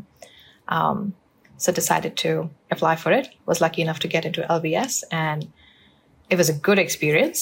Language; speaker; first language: English; non-native, local second language; Hindi